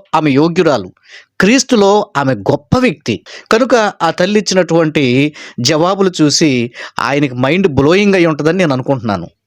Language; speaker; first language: Telugu; native; Telugu